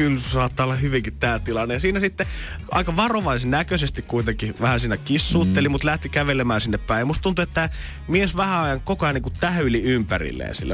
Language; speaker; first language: Finnish; native; Finnish